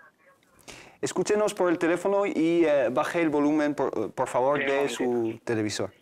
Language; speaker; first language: Spanish; native; Spanish